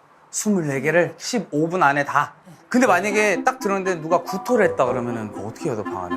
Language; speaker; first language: Korean; early bilingual, other home language; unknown